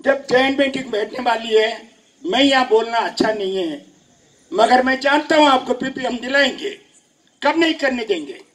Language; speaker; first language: Hindi; non-native, local second language; Telugu